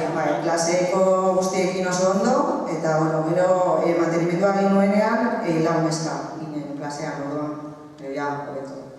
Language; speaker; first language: Basque; non-native, local second language; Spanish